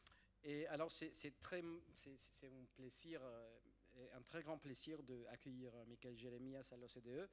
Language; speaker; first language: French; non-native, fluent; Spanish